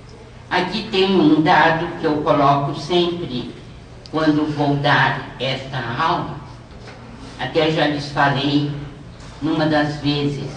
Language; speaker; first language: Portuguese; native; Portuguese